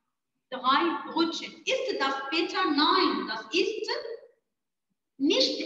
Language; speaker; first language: German; non-native, fluent; Arabic